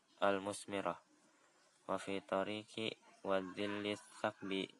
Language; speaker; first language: Arabic; non-native, learner; Indonesian